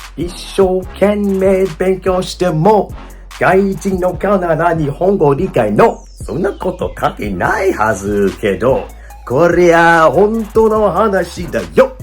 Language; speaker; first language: Japanese; non-native, fluent; English